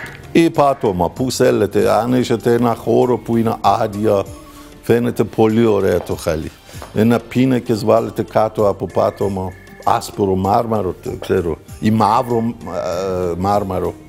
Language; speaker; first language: Greek; non-native, learner; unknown